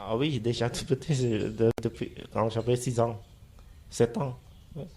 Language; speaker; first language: French; non-native, fluent; Khmer